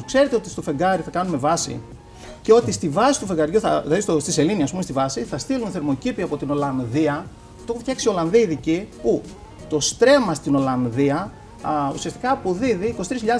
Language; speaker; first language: Greek; native; Greek